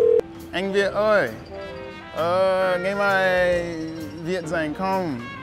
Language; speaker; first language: Vietnamese; non-native, fluent; English